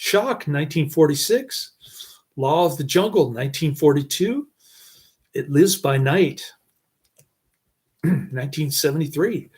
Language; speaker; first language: English; native; English